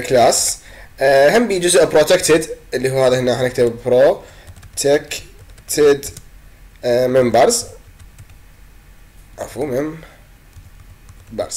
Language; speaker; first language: Arabic; native; Arabic